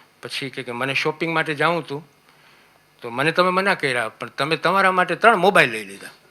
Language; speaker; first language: Gujarati; early bilingual, heritage; Gujarati